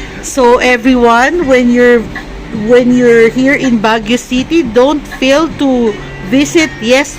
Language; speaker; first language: English; non-native, local second language; Filipino